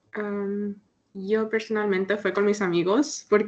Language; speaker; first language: Spanish; early bilingual, heritage; Spanish